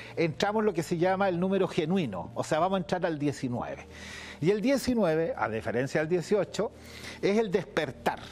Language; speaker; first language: Spanish; native; Spanish